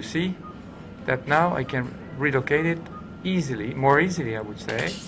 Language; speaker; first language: English; non-native, fluent; French